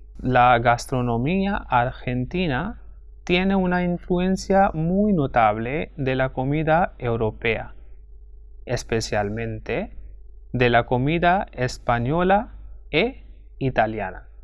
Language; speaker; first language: Spanish; non-native, fluent; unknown